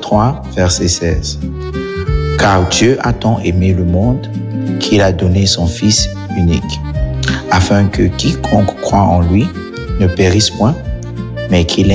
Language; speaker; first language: Russian; non-native, fluent; French